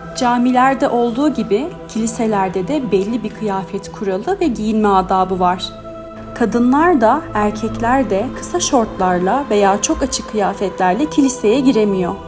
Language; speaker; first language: Turkish; native; Turkish